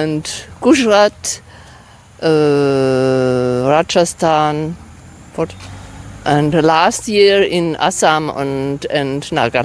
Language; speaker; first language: English; non-native, learner; German